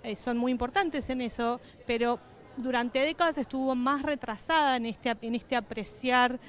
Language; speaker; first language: Spanish; native; Spanish